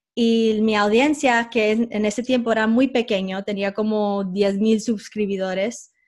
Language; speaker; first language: Spanish; early bilingual, heritage; Spanish